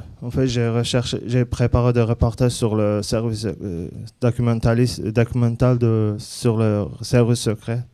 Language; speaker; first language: French; non-native, learner; Azerbaijani